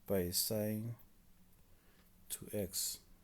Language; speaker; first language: English; non-native, local second language; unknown